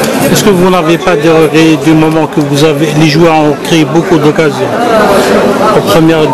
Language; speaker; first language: French; non-native, local second language; Arabic